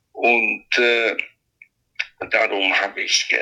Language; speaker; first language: German; non-native, local second language; Italian